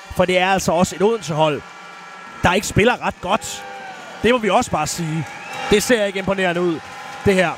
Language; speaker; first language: Danish; native; Danish